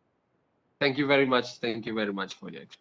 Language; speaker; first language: English; non-native, fluent; Indonesian